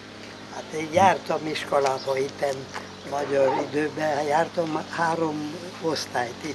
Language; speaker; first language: Hungarian; non-native, local second language; Romanian